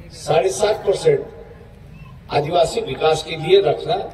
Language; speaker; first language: Hindi; non-native, local second language; Marathi